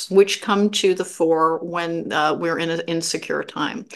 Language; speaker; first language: English; native; English